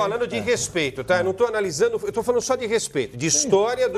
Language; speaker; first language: Portuguese; native; Portuguese